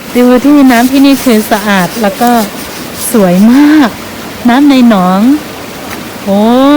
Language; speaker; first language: Thai; native; Thai